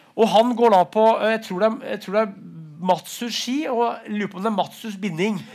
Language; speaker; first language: Norwegian; native; Norwegian